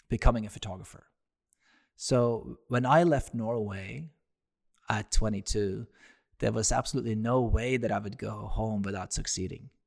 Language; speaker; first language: English; non-native, fluent; Norwegian